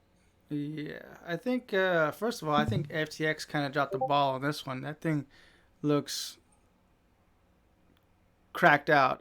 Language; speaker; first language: English; native; English